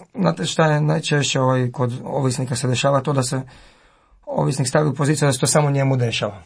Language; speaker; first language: Croatian; native; Croatian